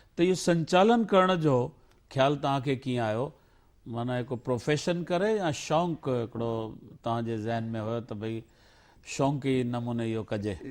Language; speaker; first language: Sindhi; native; Sindhi